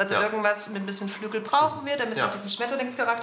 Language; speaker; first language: German; native; German